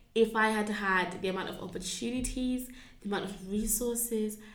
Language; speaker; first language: English; native; English